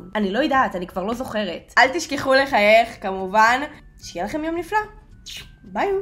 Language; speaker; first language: Hebrew; native; Hebrew